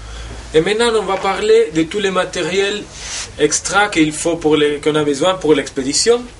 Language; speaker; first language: French; non-native, fluent; Spanish